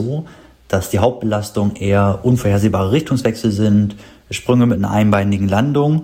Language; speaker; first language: German; native; German